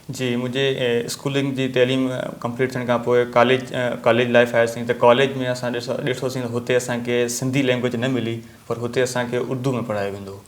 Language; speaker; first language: Sindhi; non-native, local second language; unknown